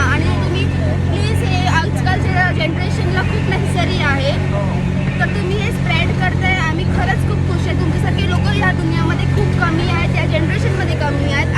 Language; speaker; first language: Marathi; non-native, local second language; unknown